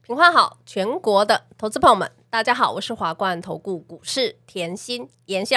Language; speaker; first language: Chinese; native; Chinese